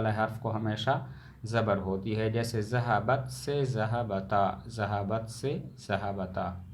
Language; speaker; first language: Urdu; native; Urdu